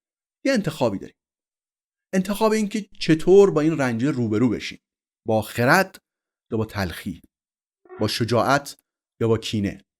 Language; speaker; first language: Persian; native; Persian